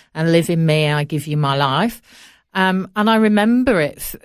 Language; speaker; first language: English; native; English